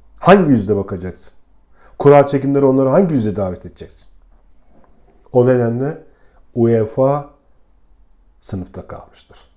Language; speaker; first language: Turkish; native; Turkish